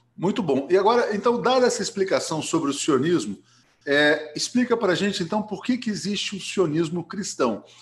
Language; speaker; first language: Portuguese; native; Portuguese